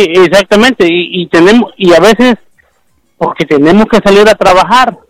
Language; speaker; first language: Spanish; non-native, local second language; Mixtepec Mixtec